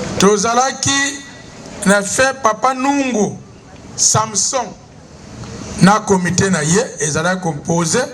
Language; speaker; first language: Lingala; non-native, local second language; Kongo